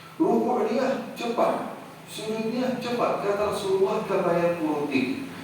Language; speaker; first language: Indonesian; non-native, fluent; Arabic